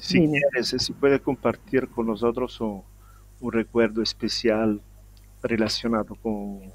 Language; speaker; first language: Spanish; non-native, fluent; Italian